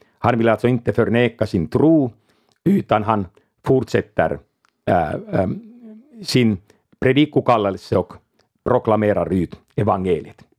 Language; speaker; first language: Swedish; non-native, local second language; Finnish